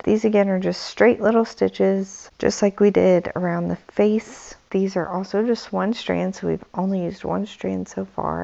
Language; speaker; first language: English; native; English